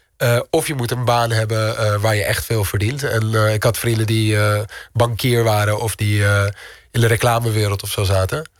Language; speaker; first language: Dutch; early bilingual, other home language; Turkish